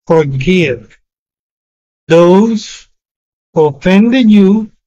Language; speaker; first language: English; non-native, local second language; Filipino